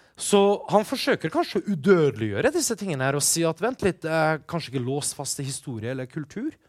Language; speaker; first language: Norwegian; early bilingual, other home language; Persian